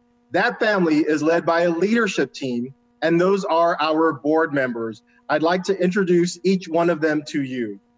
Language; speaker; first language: English; early bilingual, other home language; Spanish